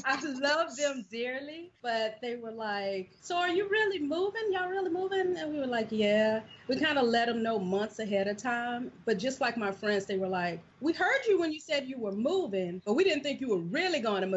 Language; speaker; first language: English; native; English